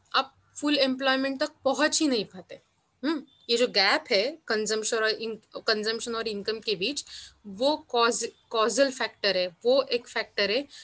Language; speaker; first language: Hindi; non-native, local second language; Marathi